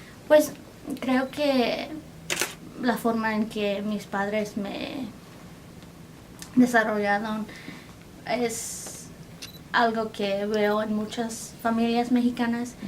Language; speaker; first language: Spanish; early bilingual, heritage; Spanish